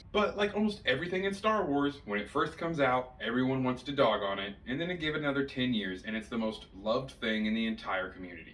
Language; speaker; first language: English; native; English